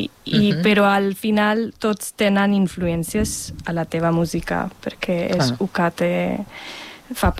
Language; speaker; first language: Catalan; non-native, fluent; German